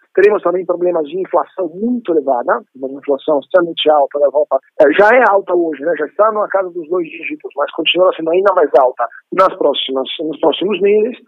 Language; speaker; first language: Portuguese; non-native, fluent; Italian